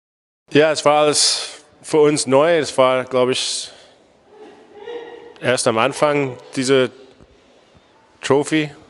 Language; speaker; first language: German; non-native, fluent; English